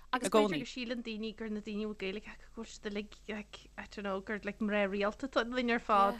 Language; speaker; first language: Irish; native; Irish